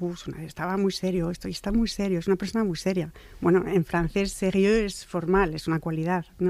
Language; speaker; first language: Spanish; non-native, fluent; French